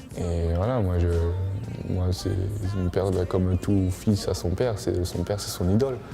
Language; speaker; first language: French; early bilingual, heritage; French